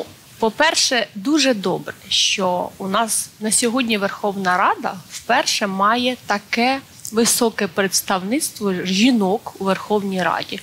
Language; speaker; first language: Ukrainian; native; Ukrainian